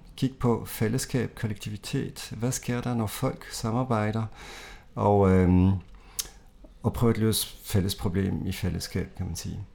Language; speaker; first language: Danish; non-native, fluent; French